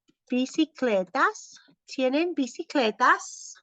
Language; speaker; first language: Spanish; non-native, fluent; English